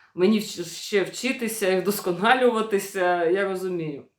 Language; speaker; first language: Ukrainian; non-native, local second language; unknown